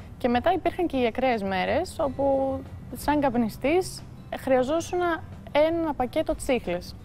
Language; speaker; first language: Greek; early bilingual, heritage; Greek